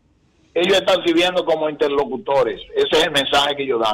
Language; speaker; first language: Spanish; native; Spanish